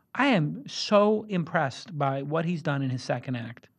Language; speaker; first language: English; native; English